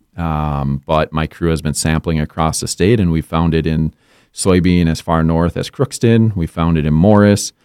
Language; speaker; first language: English; native; English